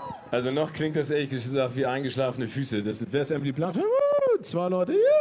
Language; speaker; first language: German; native; German